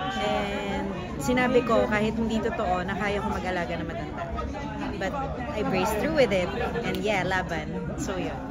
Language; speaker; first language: Filipino; native; Filipino